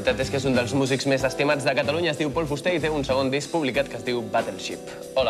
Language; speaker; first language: Catalan; native; Catalan